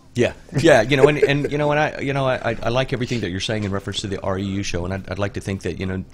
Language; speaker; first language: English; native; English